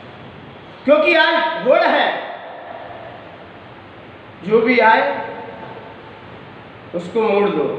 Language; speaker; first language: Hindi; native; Hindi